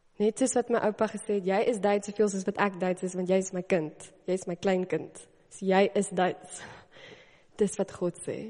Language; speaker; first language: Afrikaans; native; Afrikaans